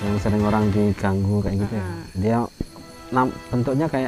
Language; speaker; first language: Indonesian; native; Indonesian